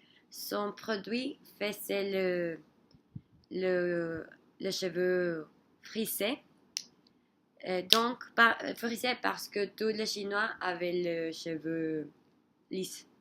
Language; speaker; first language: French; non-native, learner; Spanish